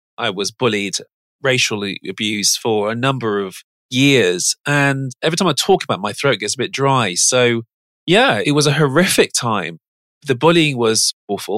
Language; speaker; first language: English; native; English